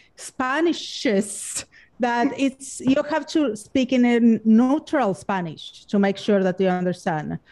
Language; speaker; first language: English; non-native, fluent; Spanish